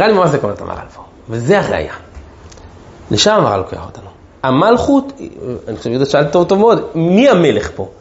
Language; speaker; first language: Hebrew; native; Hebrew